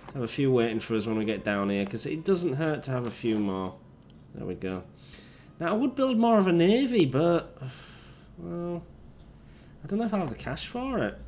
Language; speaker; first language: English; native; English